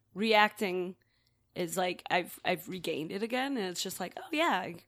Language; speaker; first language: English; native; English